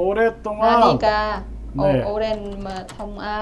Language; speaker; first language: Korean; non-native, learner; Vietnamese